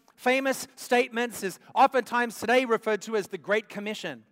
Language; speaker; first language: English; native; English